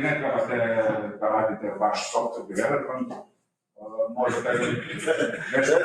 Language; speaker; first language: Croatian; non-native, learner; Slovenian